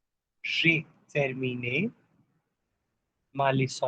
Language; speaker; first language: French; non-native, fluent; Hindi